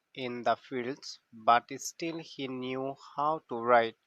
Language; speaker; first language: English; non-native, local second language; Assamese